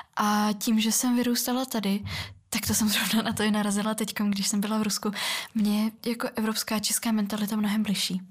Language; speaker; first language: Czech; early bilingual, other home language; Russian